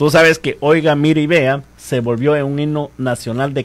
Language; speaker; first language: Spanish; native; Spanish